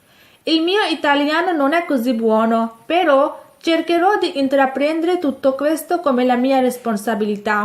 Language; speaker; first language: Italian; non-native, fluent; Urdu